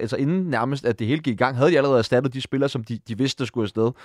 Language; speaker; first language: Danish; native; Danish